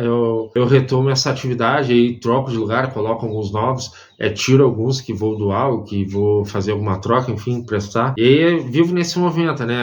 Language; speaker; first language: Portuguese; native; Portuguese